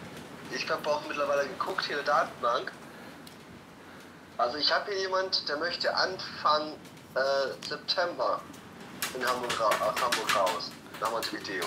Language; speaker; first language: German; native; German